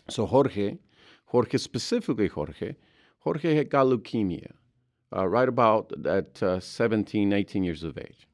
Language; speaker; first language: English; early bilingual, other home language; Spanish